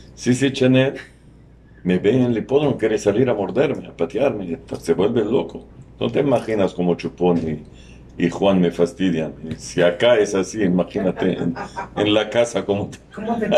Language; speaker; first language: Spanish; non-native, fluent; Arabic